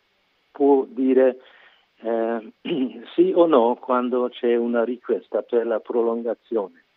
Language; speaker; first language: Italian; non-native, learner; Hungarian